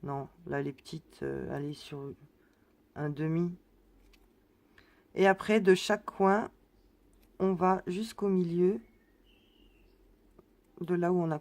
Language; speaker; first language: French; native; French